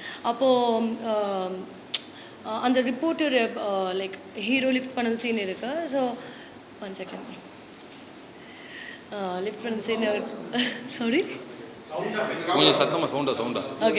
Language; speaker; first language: Tamil; non-native, learner; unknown